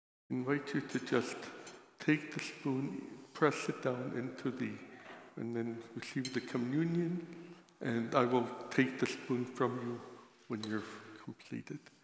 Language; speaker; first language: English; native; English